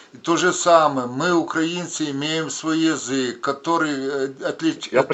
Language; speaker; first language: Russian; non-native, local second language; Ukrainian